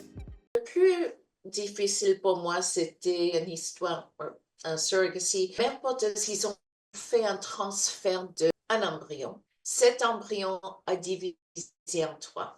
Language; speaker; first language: French; non-native, learner; English